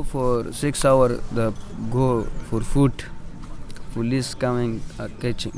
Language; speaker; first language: English; non-native, learner; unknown